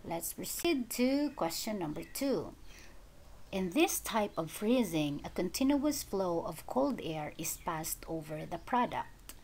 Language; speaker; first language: English; non-native, local second language; Filipino